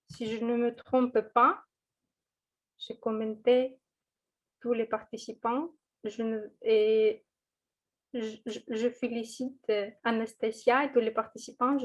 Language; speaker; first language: French; non-native, fluent; Russian